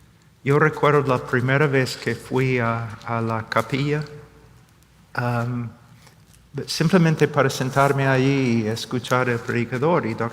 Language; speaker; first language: Spanish; non-native, fluent; English